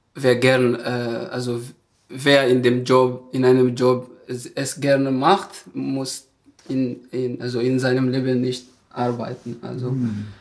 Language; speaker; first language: German; non-native, fluent; Malagasy